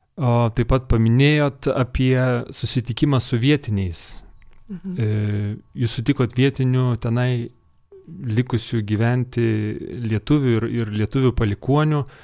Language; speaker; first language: Lithuanian; native; Lithuanian